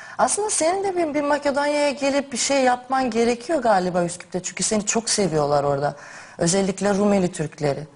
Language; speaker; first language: Turkish; native; Turkish